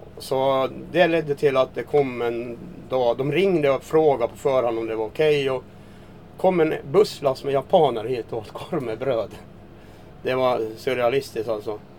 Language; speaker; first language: Swedish; native; Swedish